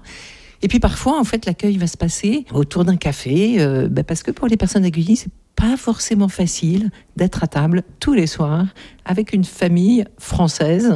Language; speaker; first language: French; native; French